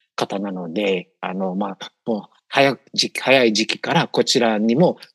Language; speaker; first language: Japanese; non-native, fluent; English